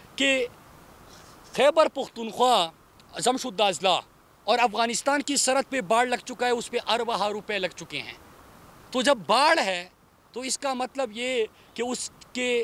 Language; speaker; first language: Urdu; non-native, local second language; Pashto